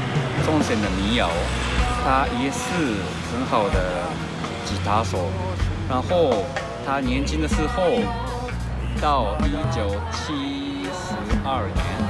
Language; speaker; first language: Chinese; non-native, learner; Japanese